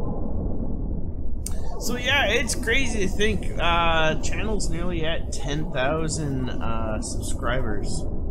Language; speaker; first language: English; early bilingual, other home language; French